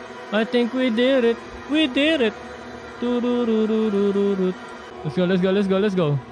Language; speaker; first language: English; non-native, local second language; Filipino